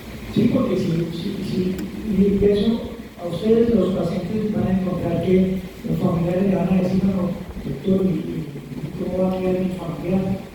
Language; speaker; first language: Spanish; native; Spanish